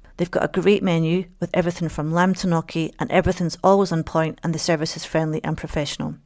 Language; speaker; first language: English; native; English